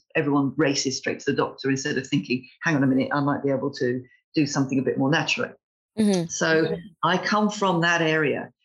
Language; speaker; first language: English; native; English